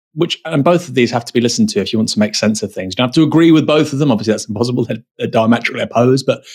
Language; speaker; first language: English; native; English